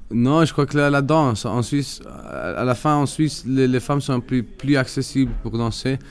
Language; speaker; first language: French; non-native, fluent; Spanish